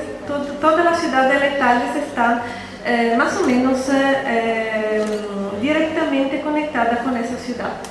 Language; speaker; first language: Spanish; non-native, fluent; Italian